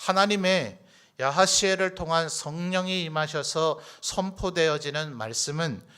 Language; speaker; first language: Korean; native; Korean